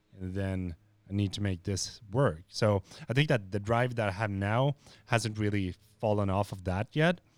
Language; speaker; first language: English; non-native, fluent; Swedish